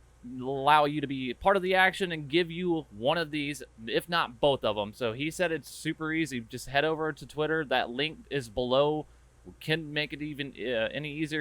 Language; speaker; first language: English; native; English